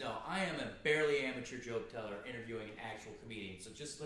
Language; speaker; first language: English; native; English